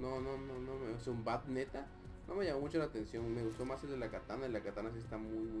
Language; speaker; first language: Spanish; native; Spanish